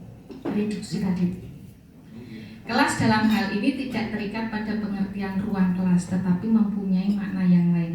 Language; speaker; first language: Indonesian; native; Indonesian